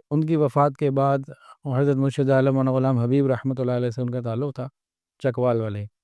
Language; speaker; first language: Urdu; native; Urdu